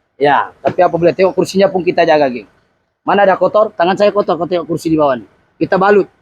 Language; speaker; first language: Malay; native; Malay